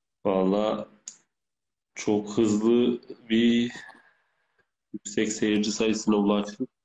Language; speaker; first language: Turkish; native; Turkish